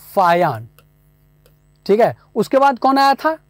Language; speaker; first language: Hindi; native; Hindi